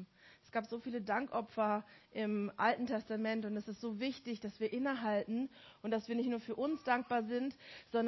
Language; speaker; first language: German; native; German